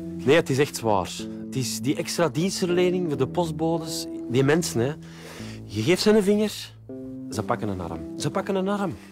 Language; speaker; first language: Dutch; native; Dutch